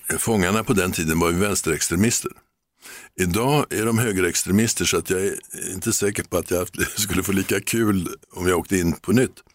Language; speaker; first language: Swedish; native; Swedish